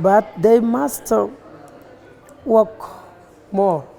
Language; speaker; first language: English; non-native, learner; Bambara